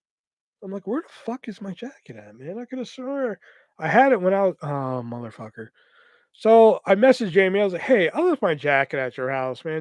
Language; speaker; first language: English; native; English